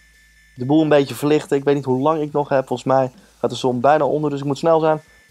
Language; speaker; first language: Dutch; native; Dutch